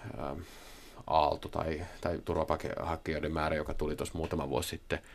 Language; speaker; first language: Finnish; native; Finnish